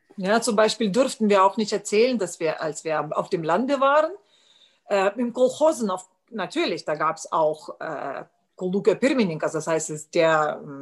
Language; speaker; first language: German; non-native, fluent; Lithuanian